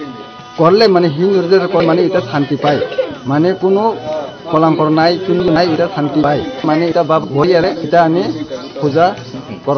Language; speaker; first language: Bangla; non-native, local second language; Kok Borok